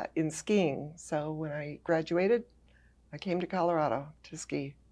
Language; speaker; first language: English; native; English